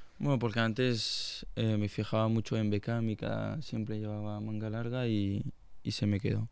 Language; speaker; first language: Spanish; non-native, fluent; French